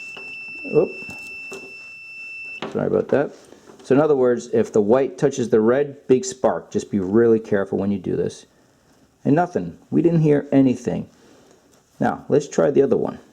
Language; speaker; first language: English; native; English